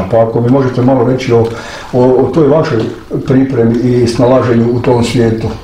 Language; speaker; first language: Croatian; native; Croatian